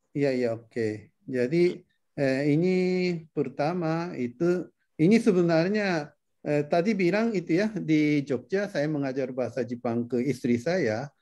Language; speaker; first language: Indonesian; non-native, fluent; Japanese